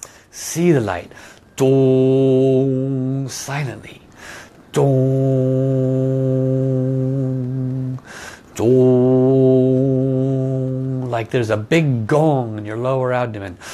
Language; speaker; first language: English; native; English